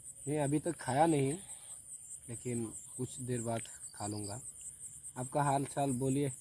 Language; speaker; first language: Hindi; non-native, local second language; Bangla